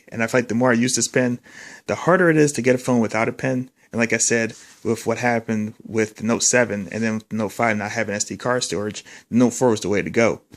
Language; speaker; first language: English; native; English